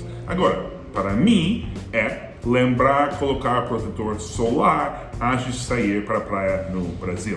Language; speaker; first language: Portuguese; non-native, fluent; English